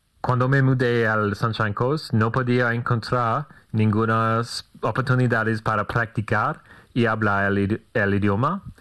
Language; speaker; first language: Spanish; non-native, fluent; English